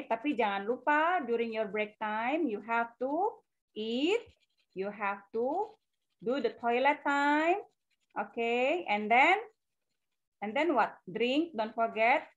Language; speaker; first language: English; non-native, fluent; Indonesian